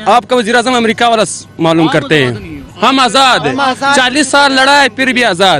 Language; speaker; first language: Hindi; non-native, learner; Pashto